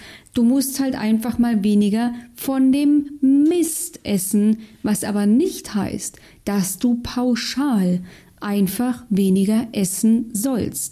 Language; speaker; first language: German; native; German